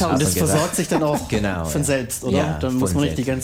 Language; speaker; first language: German; native; German